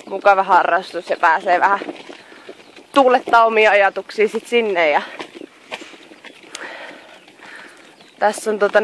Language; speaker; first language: Finnish; native; Finnish